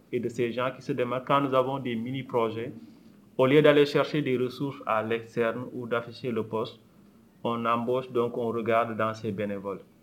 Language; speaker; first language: French; non-native, local second language; Wolof